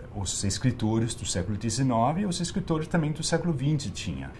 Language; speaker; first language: Portuguese; non-native, fluent; Danish